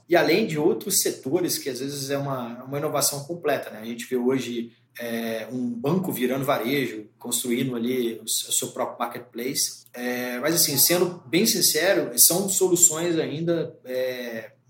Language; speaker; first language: Portuguese; native; Portuguese